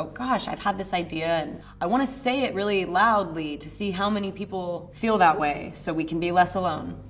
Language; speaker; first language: English; native; English